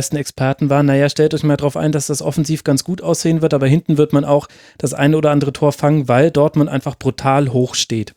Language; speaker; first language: German; native; German